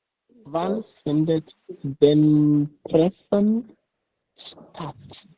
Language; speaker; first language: German; non-native, learner; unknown